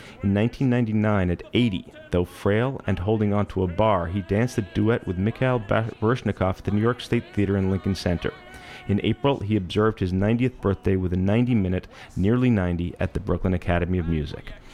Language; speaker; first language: English; native; English